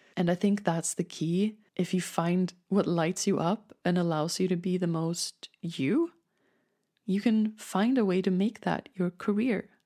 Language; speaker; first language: English; non-native, fluent; Swedish